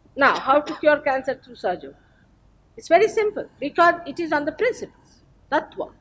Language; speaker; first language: English; non-native, local second language; Marathi